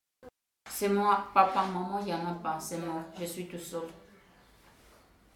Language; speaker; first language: French; non-native, learner; Armenian